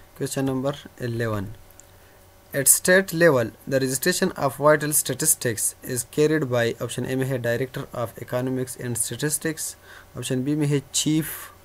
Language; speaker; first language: English; non-native, local second language; Urdu